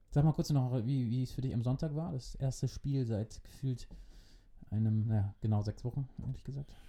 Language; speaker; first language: German; native; German